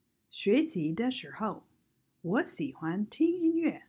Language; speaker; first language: Chinese; non-native, fluent; English